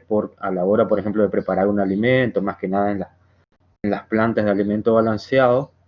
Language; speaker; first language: Spanish; native; Spanish